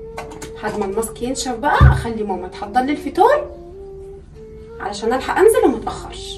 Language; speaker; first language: Arabic; native; Arabic